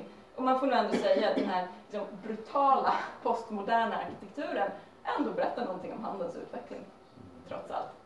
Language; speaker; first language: Swedish; native; Swedish